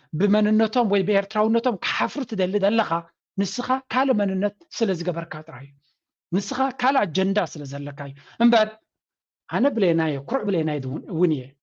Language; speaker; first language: Tigrinya; native; Tigrinya